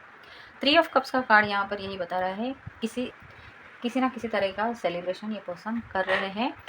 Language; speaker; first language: Hindi; native; Hindi